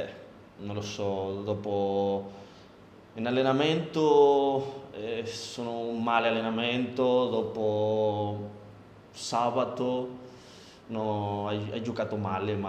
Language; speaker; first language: Italian; non-native, learner; Spanish